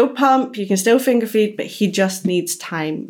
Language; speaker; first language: English; native; English